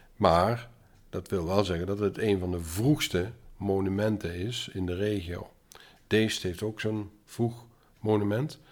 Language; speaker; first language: Dutch; native; Dutch